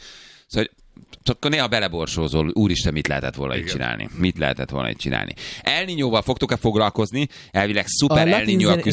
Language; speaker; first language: Hungarian; native; Hungarian